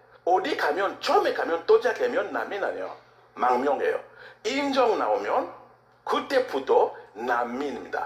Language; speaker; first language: Korean; non-native, learner; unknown